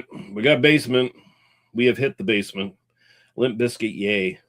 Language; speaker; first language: English; native; English